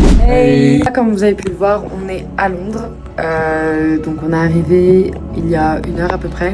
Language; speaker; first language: French; native; French